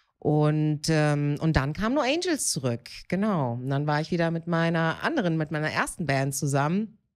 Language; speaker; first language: German; native; German